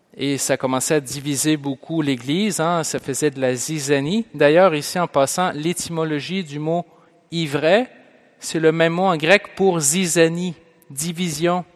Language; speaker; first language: French; native; French